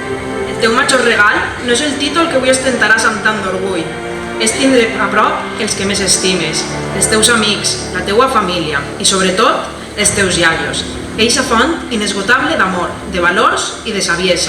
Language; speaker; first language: Catalan; native; Catalan